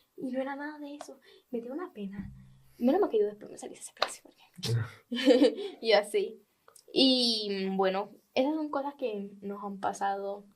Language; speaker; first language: Spanish; native; Spanish